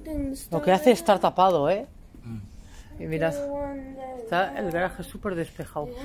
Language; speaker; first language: Spanish; native; Spanish